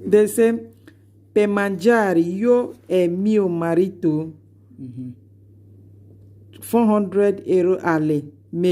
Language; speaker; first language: Italian; non-native, learner; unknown